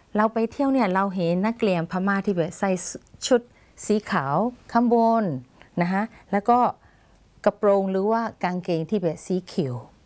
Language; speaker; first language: Thai; non-native, fluent; Burmese